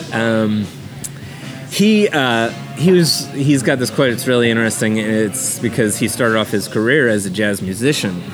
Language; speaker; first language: English; native; English